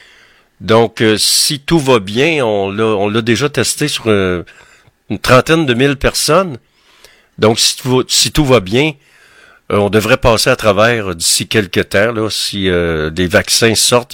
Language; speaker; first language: French; native; French